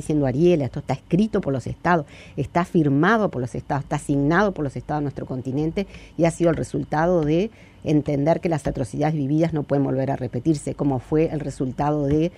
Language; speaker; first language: Spanish; native; Spanish